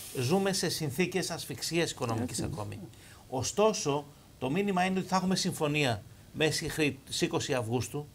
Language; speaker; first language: Greek; native; Greek